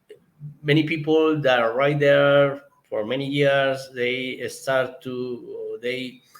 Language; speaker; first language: English; non-native, learner; Spanish